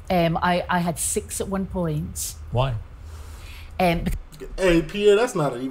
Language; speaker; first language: English; native; English